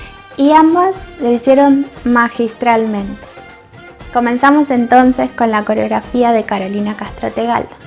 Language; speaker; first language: Spanish; native; Spanish